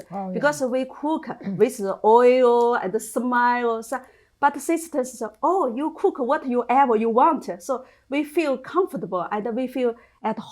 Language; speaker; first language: English; non-native, learner; Chinese